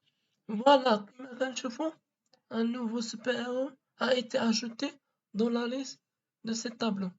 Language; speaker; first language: French; non-native, local second language; Arabic